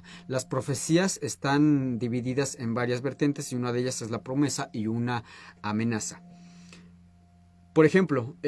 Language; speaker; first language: Spanish; native; Spanish